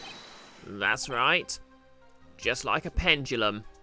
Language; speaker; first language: English; native; English